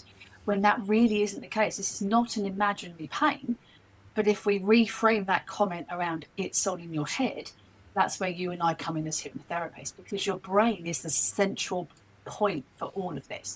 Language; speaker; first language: English; native; English